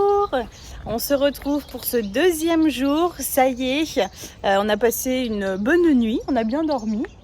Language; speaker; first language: French; native; French